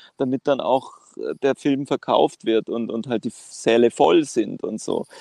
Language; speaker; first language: German; non-native, fluent; Greek